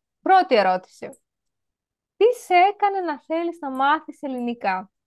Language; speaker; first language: Greek; native; Greek